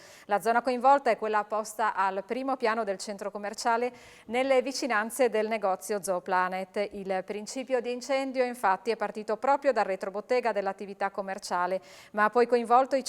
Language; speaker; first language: Italian; native; Italian